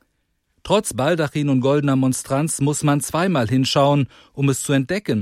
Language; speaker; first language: German; native; German